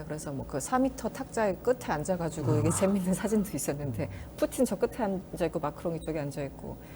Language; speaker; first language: Korean; native; Korean